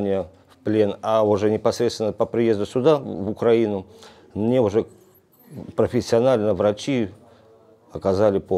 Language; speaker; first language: Russian; native; Russian